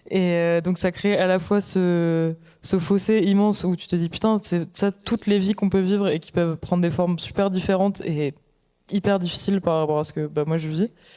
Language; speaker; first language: French; native; French